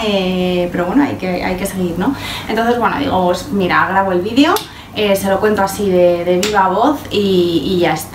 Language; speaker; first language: Spanish; native; Spanish